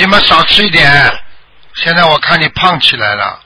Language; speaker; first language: Chinese; native; Chinese